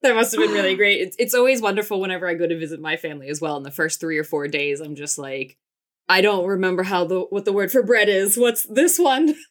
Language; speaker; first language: English; native; English